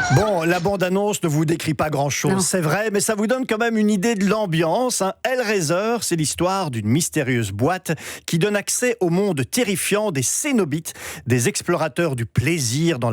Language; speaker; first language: French; native; French